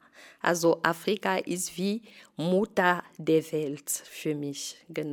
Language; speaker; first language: German; non-native, fluent; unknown